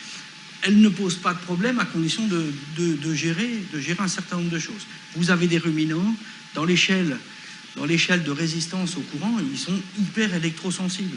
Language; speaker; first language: French; native; French